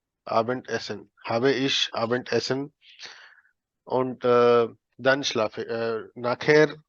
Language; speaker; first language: German; non-native, fluent; Hindi